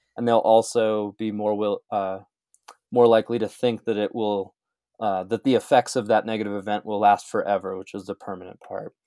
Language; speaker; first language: English; native; English